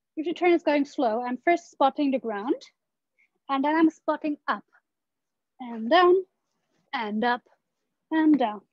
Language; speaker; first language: English; non-native, fluent; German